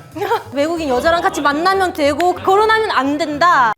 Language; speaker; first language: Korean; non-native, fluent; Ukrainian